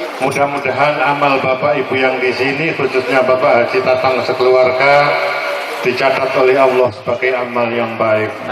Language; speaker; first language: Indonesian; non-native, local second language; Javanese